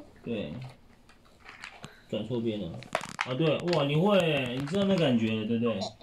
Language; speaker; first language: Chinese; native; Chinese